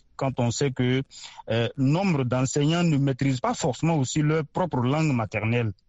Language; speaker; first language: French; non-native, local second language; Mossi